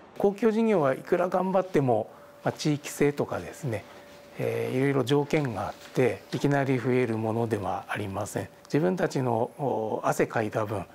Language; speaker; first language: Japanese; native; Japanese